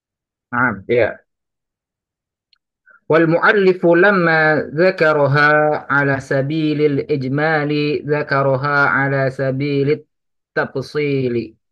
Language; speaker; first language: Arabic; non-native, learner; Indonesian